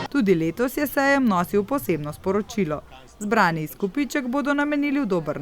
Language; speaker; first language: Slovenian; native; Slovenian